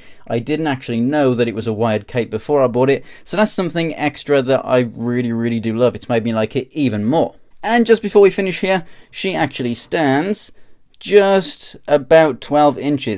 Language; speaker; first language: English; native; English